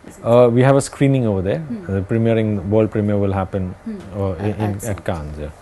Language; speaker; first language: English; non-native, local second language; Hindi